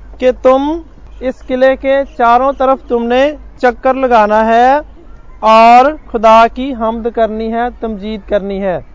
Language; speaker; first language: Urdu; non-native, local second language; Punjabi